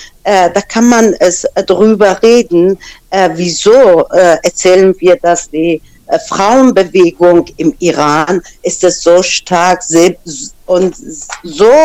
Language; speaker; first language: German; non-native, fluent; Persian